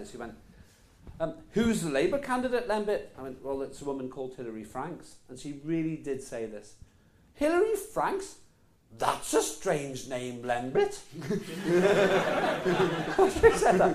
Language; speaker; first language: English; non-native, local second language; Estonian